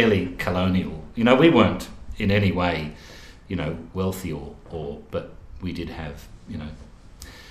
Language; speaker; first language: English; native; English